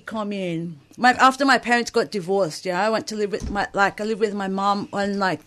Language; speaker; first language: English; native; English